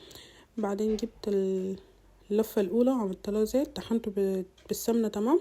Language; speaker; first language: Arabic; native; Arabic